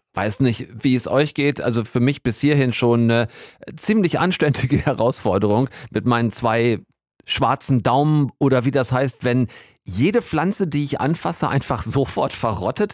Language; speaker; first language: German; native; German